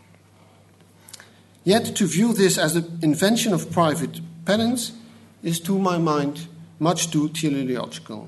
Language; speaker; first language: English; non-native, fluent; Dutch